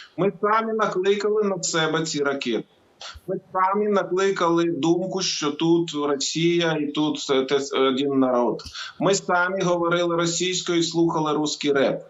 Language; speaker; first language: Ukrainian; non-native, local second language; Russian